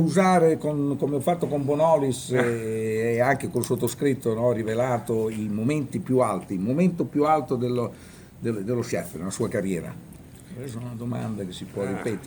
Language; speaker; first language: Italian; native; Italian